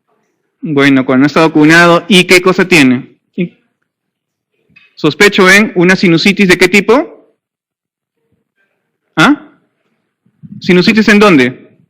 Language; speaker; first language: Spanish; native; Spanish